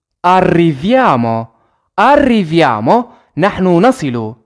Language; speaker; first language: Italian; non-native, fluent; Arabic